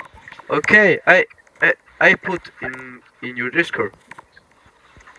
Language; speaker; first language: English; non-native, learner; Spanish